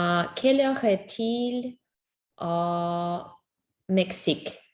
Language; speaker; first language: French; non-native, learner; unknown